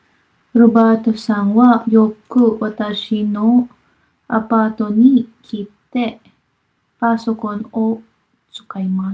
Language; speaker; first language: Japanese; non-native, learner; Filipino